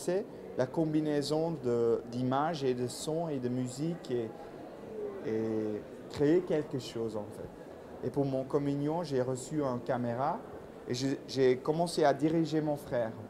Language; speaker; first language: French; non-native, local second language; Dutch